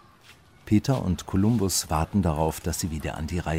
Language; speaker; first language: German; native; German